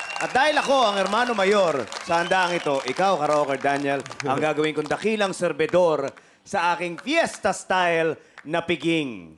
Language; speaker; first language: Filipino; native; Filipino